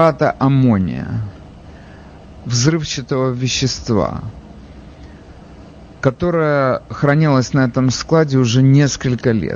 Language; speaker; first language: Russian; native; Russian